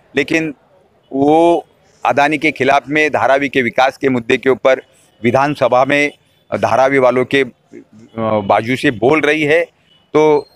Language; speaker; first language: Hindi; non-native, local second language; Marathi